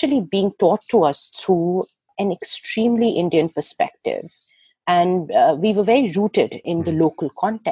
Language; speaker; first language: English; non-native, local second language; Hindi